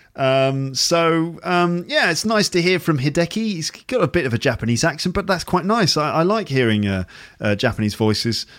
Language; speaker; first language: English; native; English